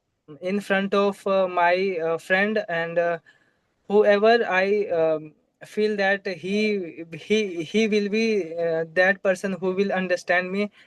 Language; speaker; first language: English; non-native, local second language; Hindi